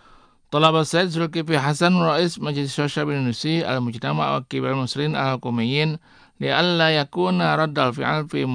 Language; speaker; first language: Arabic; non-native, fluent; Indonesian